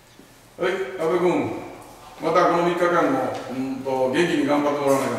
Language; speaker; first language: Japanese; native; Japanese